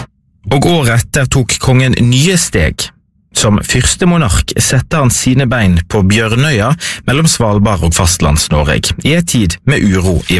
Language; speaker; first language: Norwegian; native; Norwegian